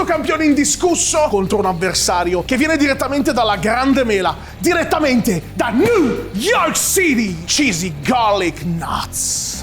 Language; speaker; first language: Italian; native; Italian